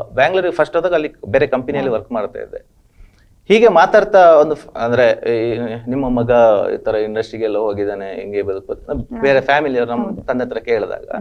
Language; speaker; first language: Kannada; native; Kannada